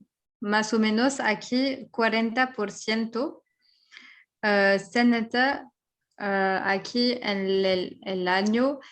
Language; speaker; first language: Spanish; non-native, fluent; French